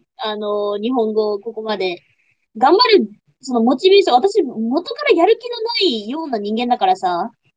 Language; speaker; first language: Japanese; non-native, fluent; English